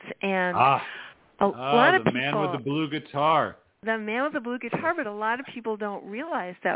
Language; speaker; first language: English; native; English